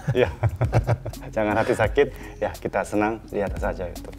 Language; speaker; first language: Indonesian; non-native, learner; Korean